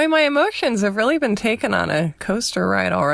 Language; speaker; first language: English; native; English